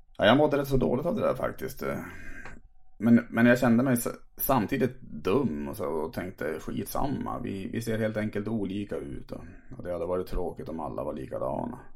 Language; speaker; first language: Swedish; native; Swedish